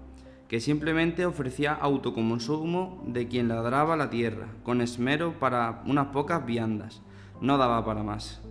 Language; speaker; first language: Spanish; native; Spanish